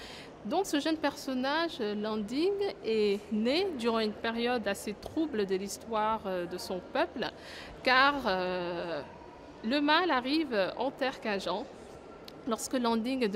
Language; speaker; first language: French; non-native, local second language; Wolof